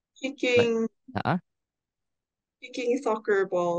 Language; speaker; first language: English; non-native, learner; Indonesian